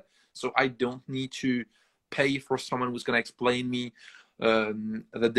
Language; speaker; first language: English; non-native, fluent; French